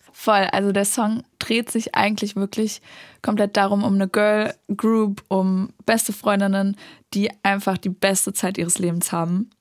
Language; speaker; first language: German; native; German